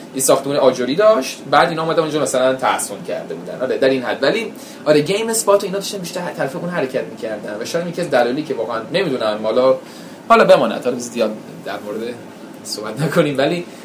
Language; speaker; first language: Persian; early bilingual, heritage; Persian